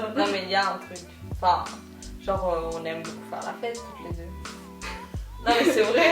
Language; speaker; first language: French; native; French